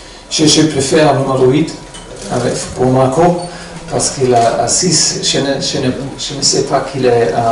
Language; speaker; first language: French; non-native, fluent; German